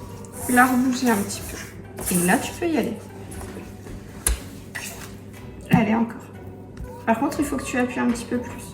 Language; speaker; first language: French; native; French